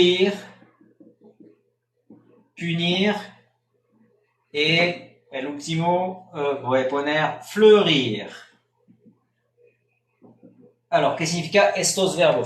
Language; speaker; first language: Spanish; non-native, fluent; French